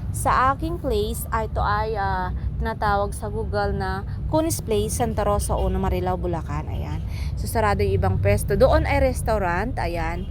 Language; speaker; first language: Filipino; non-native, local second language; Hiligaynon